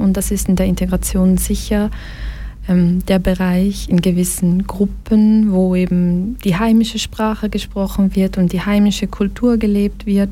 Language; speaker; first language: German; early bilingual, other home language; Portuguese